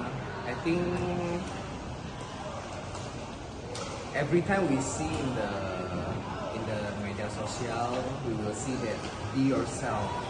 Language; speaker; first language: English; non-native, learner; Indonesian